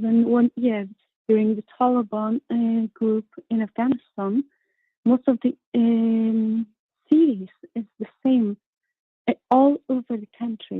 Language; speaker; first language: English; non-native, learner; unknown